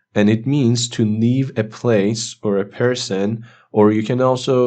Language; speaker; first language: English; non-native, fluent; Persian